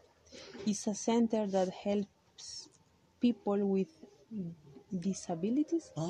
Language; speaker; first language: English; non-native, learner; Kaqchikel